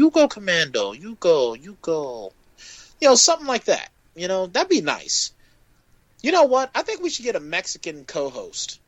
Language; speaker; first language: English; native; English